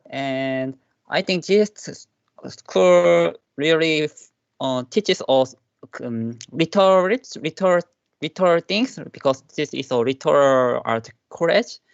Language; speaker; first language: English; non-native, learner; Korean